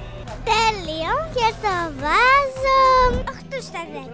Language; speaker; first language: Greek; early bilingual, heritage; Greek